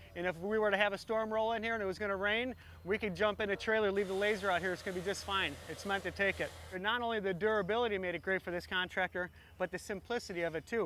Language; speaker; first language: English; native; English